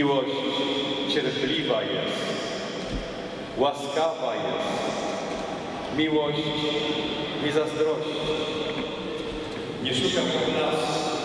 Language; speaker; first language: Polish; native; Polish